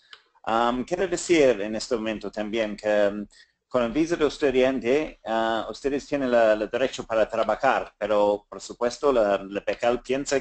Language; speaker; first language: Spanish; non-native, fluent; English